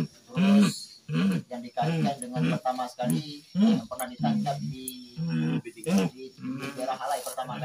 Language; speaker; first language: Indonesian; native; Indonesian